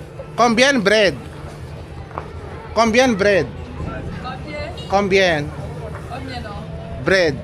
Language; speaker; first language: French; non-native, learner; Filipino